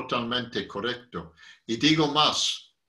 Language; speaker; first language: Spanish; non-native, fluent; English